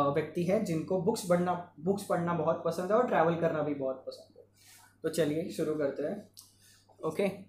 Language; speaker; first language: Hindi; non-native, local second language; Marathi